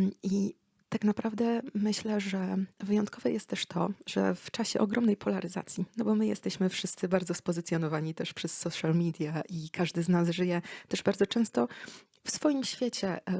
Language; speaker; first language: Polish; native; Polish